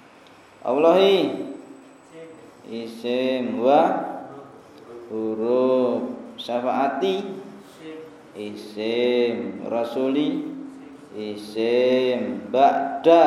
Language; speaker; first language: Arabic; non-native, learner; Indonesian